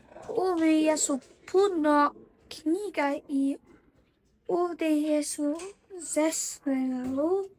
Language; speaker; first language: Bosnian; early bilingual, heritage; Bosnian